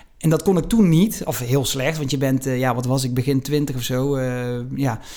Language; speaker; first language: Dutch; native; Dutch